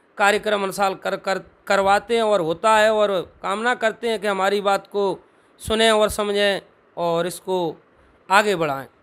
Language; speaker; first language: Hindi; native; Hindi